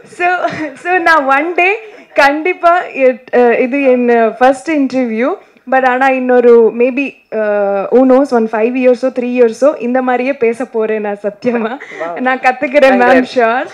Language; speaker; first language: Tamil; non-native, learner; Kannada